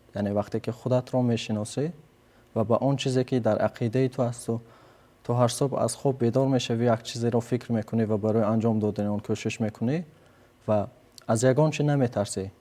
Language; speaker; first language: Tajik; native; Tajik